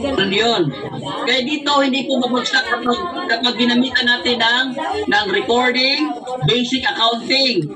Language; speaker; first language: Filipino; non-native, local second language; Waray